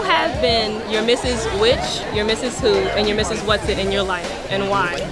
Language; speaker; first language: English; native; English